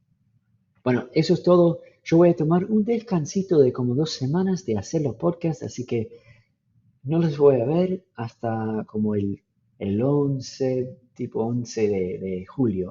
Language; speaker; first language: Spanish; non-native, fluent; English